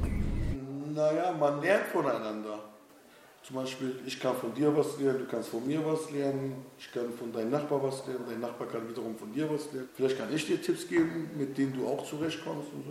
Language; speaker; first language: German; non-native, fluent; Turkish